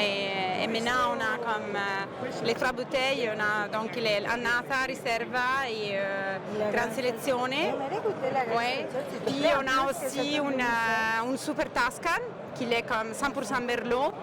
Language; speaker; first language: French; non-native, fluent; Italian